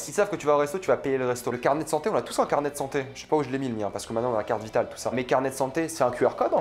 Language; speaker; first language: French; native; French